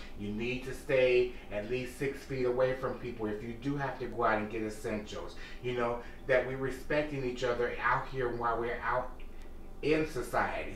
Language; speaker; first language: English; native; English